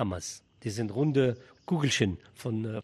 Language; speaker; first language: German; non-native, fluent; Arabic